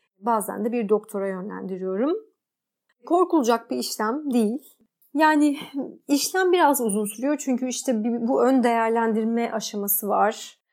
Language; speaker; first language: Turkish; native; Turkish